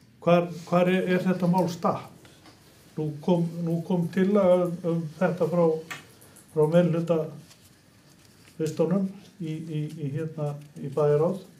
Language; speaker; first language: Icelandic; native; Icelandic